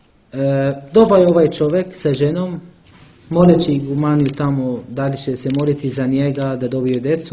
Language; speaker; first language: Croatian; non-native, learner; Arabic